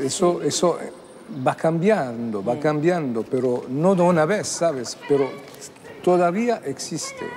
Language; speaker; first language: Spanish; non-native, fluent; Arabic